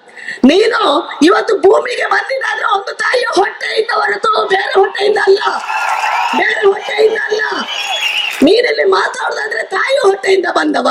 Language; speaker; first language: Kannada; native; Kannada